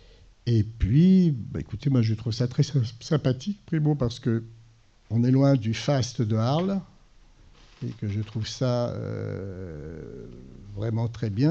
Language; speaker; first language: French; native; French